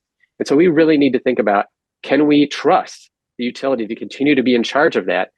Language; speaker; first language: English; native; English